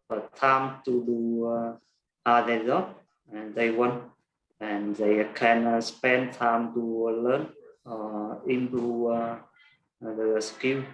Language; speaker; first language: English; non-native, learner; Vietnamese